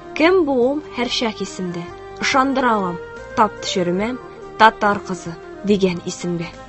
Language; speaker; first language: Tatar; early bilingual, heritage; Tatar